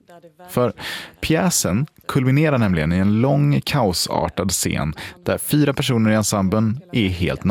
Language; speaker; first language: Swedish; native; Swedish